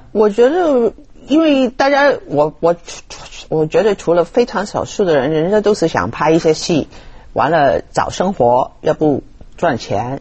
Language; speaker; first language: Chinese; non-native, fluent; Cantonese